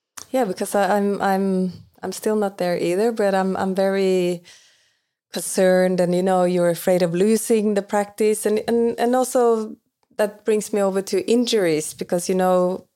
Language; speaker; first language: English; non-native, fluent; Norwegian